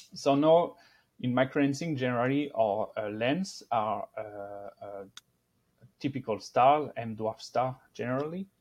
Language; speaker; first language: English; non-native, fluent; French